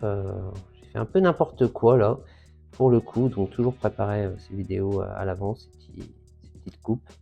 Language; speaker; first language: French; native; French